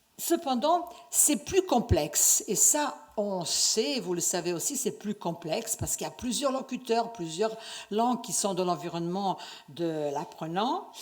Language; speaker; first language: French; non-native, fluent; Serbian